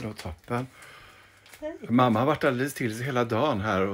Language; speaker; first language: Swedish; native; Swedish